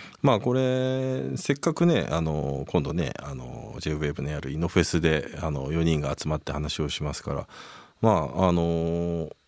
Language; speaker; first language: Japanese; native; Japanese